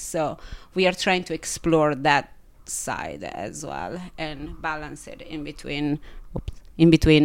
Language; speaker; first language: English; non-native, fluent; Italian